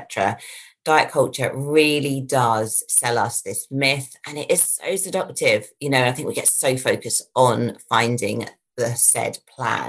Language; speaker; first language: English; native; English